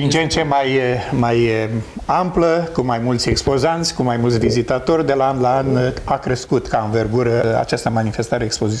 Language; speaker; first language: Romanian; native; Romanian